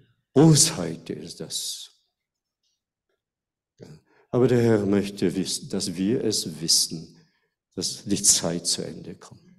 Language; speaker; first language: German; non-native, fluent; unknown